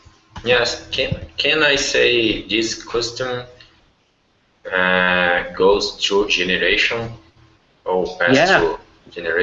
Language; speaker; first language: English; non-native, learner; Portuguese